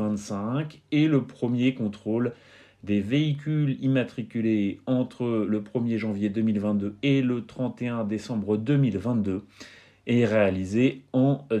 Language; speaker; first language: French; native; French